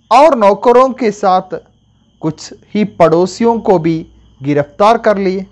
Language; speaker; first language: Hindi; non-native, local second language; Malayalam